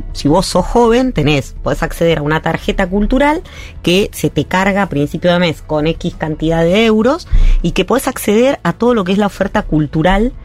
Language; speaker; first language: Spanish; native; Spanish